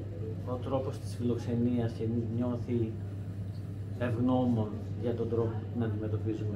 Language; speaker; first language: Greek; native; Greek